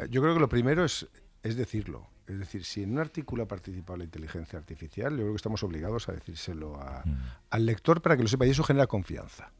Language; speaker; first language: Spanish; native; Spanish